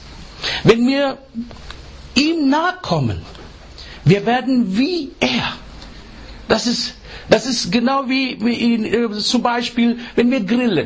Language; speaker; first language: German; non-native, learner; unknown